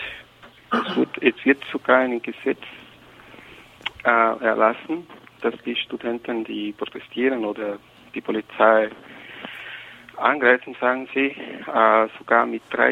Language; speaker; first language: German; non-native, fluent; Spanish